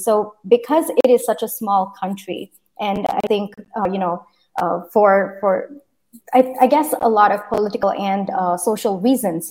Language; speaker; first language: English; early bilingual, other home language; Kannada